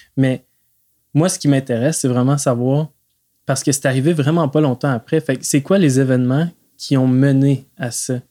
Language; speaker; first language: French; native; French